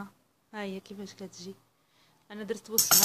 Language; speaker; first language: Arabic; native; Arabic